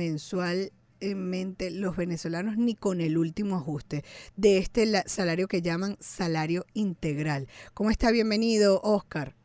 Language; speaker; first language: Spanish; native; Spanish